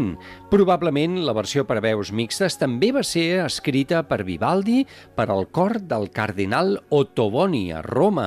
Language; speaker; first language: Catalan; native; Catalan